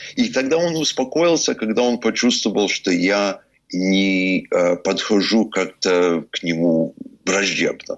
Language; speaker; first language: Russian; early bilingual, heritage; English